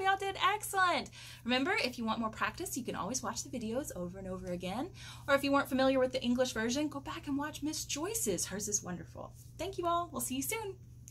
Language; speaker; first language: English; native; English